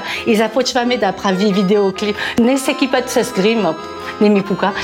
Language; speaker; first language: Bulgarian; non-native, learner; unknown